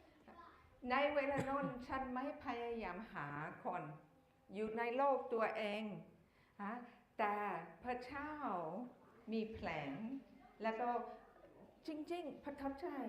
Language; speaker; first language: Thai; non-native, fluent; English